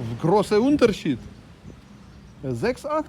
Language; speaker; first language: German; non-native, learner; Ukrainian